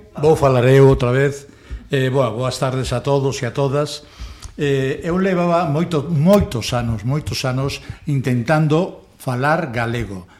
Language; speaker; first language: Galician; non-native, local second language; Spanish